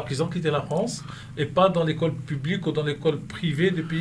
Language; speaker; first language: French; native; French